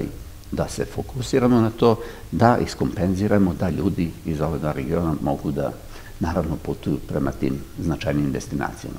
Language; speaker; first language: Serbian; native; Serbian